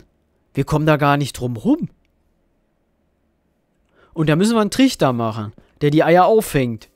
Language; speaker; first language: German; native; German